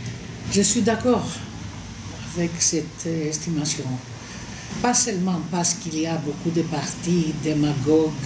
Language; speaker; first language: French; non-native, fluent; Greek